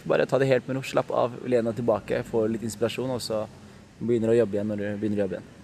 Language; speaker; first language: Norwegian; early bilingual, other home language; Somali